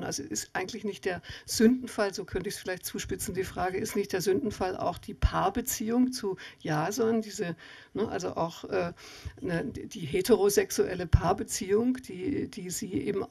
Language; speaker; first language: German; native; German